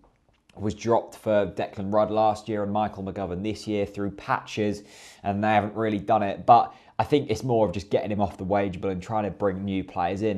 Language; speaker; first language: English; native; English